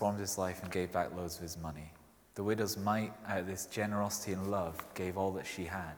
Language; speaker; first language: English; native; English